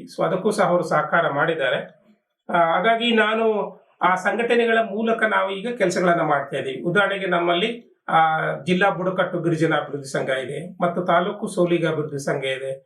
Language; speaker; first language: Kannada; non-native, local second language; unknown